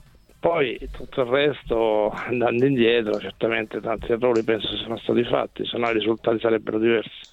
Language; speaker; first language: Italian; native; Italian